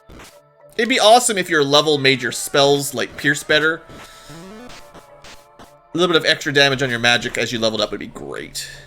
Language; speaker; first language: English; native; English